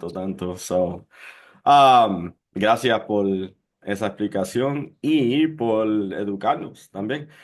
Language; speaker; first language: Spanish; early bilingual, heritage; Spanish